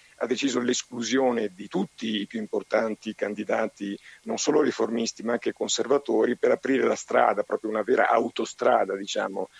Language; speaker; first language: Italian; non-native, fluent; Spanish